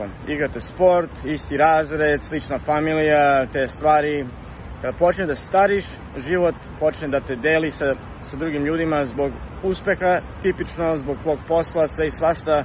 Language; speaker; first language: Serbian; early bilingual, heritage; Serbian